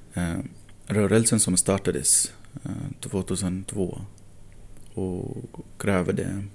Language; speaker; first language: Swedish; non-native, fluent; Arabic